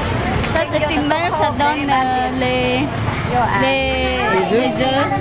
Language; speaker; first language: French; non-native, learner; Khmer